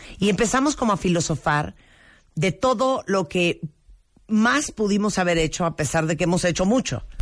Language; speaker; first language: Spanish; native; Spanish